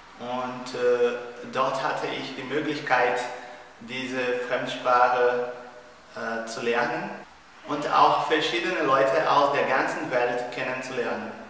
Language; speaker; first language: German; non-native, learner; Portuguese